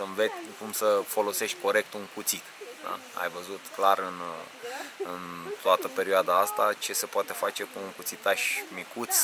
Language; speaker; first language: Romanian; native; Romanian